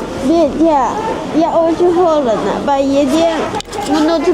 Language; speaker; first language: Russian; non-native, learner; Chinese